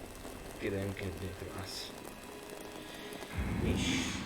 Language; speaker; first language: Arabic; native; Arabic